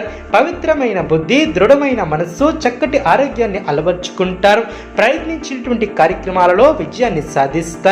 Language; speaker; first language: Telugu; native; Telugu